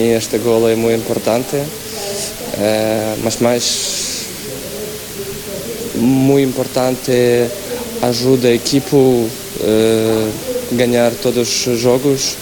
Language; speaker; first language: Portuguese; non-native, learner; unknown